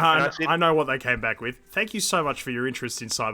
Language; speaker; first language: English; native; English